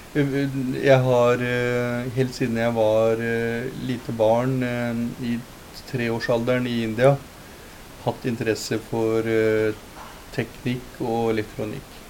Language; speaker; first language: Norwegian; early bilingual, other home language; Punjabi